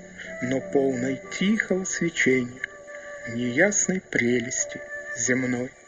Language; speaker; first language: Russian; native; Russian